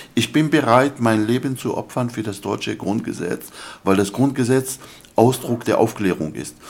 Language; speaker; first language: German; non-native, fluent; Arabic